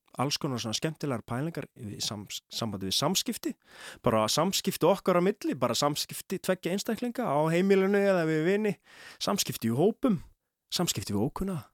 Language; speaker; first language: Icelandic; native; Icelandic